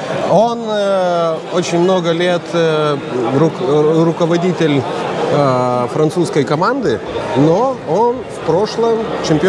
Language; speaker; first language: Russian; non-native, local second language; Lithuanian